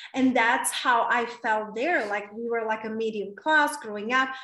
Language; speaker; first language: English; non-native, fluent; Czech